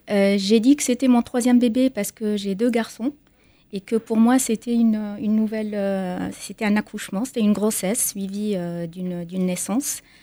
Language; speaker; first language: French; non-native, local second language; Arabic